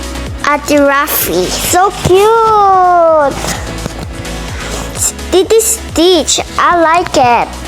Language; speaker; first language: English; non-native, local second language; Filipino